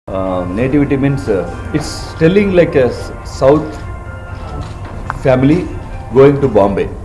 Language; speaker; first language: Telugu; non-native, local second language; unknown